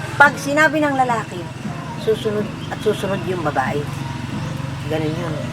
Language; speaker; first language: Filipino; non-native, local second language; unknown